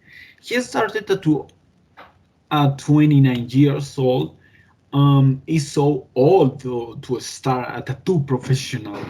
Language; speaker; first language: English; non-native, learner; Spanish